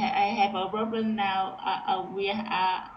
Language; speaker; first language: English; non-native, learner; Vietnamese